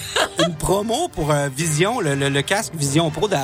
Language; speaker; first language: French; native; French